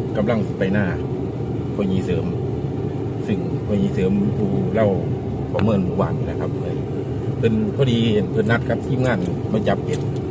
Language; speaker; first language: Thai; native; Thai